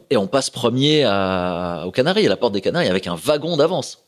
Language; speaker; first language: French; native; French